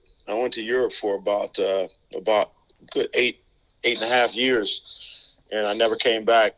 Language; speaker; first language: English; native; English